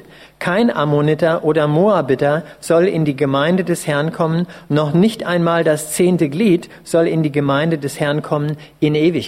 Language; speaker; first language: German; native; German